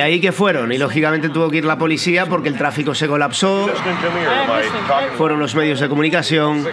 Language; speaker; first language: Spanish; native; Spanish